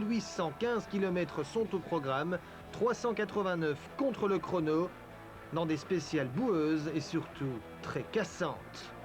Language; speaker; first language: French; native; French